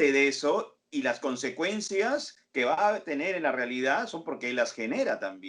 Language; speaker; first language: Spanish; native; Spanish